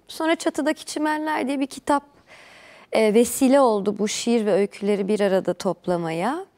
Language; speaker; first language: Turkish; native; Turkish